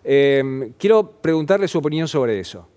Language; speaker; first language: Spanish; native; Spanish